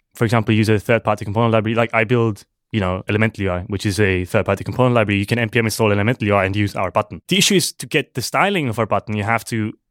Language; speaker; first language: English; non-native, fluent; German